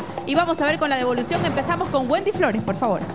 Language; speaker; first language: Spanish; native; Spanish